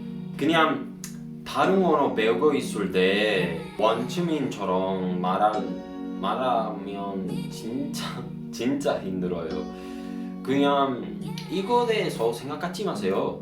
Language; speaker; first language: Korean; non-native, learner; Spanish